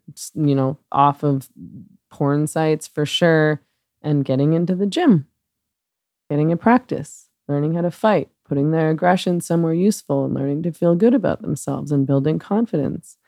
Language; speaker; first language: English; native; English